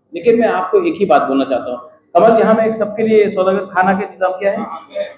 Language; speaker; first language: Hindi; non-native, local second language; Kok Borok